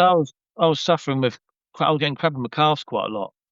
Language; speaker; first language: English; native; English